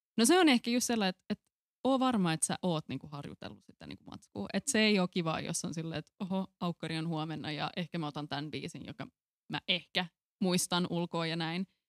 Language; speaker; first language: Finnish; non-native, local second language; Swedish